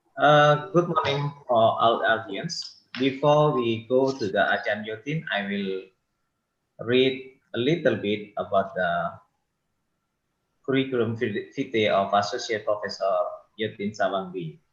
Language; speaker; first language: English; non-native, local second language; Indonesian